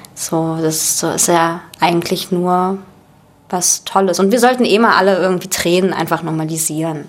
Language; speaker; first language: German; early bilingual, other home language; Russian